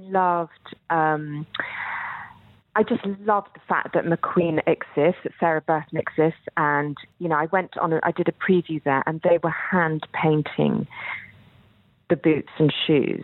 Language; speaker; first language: English; native; English